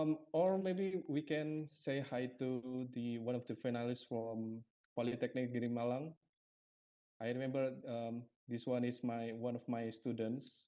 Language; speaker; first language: English; non-native, fluent; Indonesian